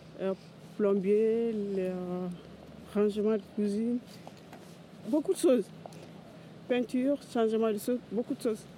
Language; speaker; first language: French; non-native, learner; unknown